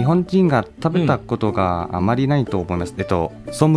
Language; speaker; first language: Japanese; non-native, learner; Thai